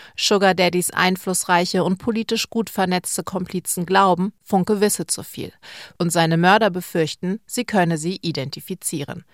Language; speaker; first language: German; native; German